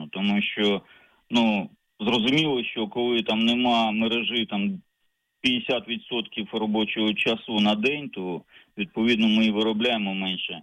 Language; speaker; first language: Ukrainian; native; Ukrainian